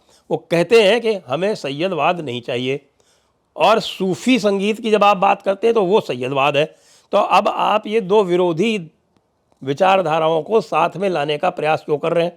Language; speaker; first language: Hindi; native; Hindi